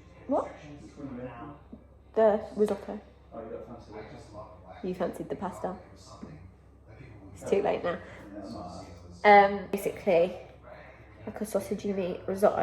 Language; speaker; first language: English; native; English